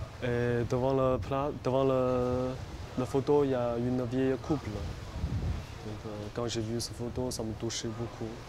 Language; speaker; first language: French; non-native, fluent; Chinese